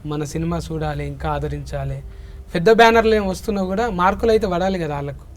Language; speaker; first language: Telugu; native; Telugu